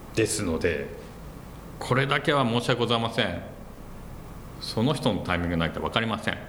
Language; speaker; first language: Japanese; non-native, fluent; English